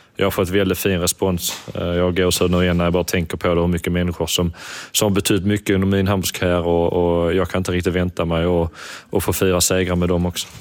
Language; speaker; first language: Swedish; native; Swedish